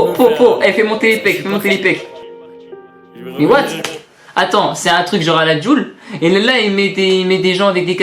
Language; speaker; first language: French; native; French